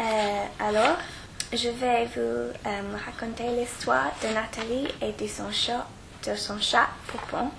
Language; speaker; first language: French; non-native, learner; English